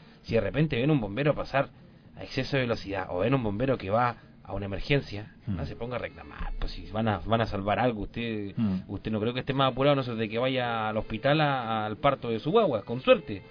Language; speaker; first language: Spanish; native; Spanish